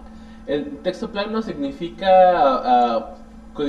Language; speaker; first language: Spanish; native; Spanish